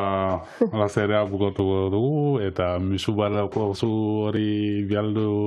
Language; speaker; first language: Basque; non-native, local second language; Spanish